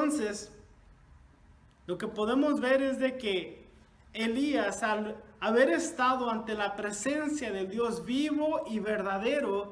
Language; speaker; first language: Spanish; native; Spanish